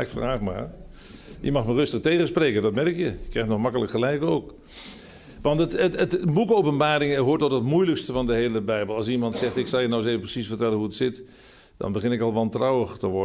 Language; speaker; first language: Dutch; native; Dutch